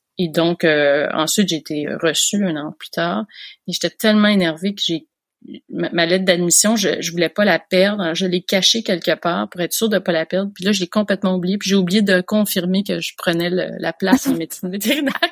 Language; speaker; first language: French; native; French